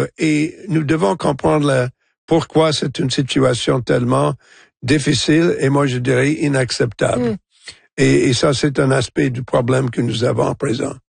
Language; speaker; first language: French; non-native, local second language; English